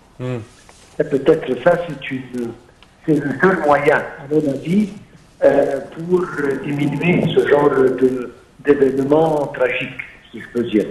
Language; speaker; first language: French; non-native, fluent; Arabic